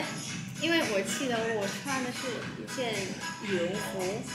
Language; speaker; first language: Chinese; non-native, fluent; Vietnamese